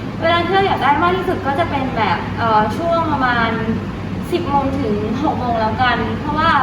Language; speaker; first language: Thai; native; Thai